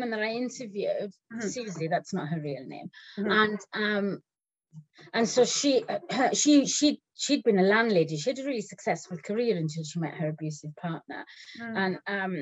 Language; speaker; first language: English; native; English